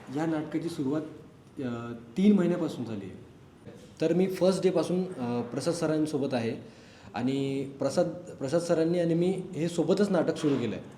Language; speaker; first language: Marathi; native; Marathi